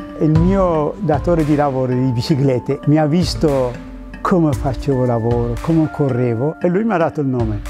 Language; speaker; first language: Italian; non-native, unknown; Tigrinya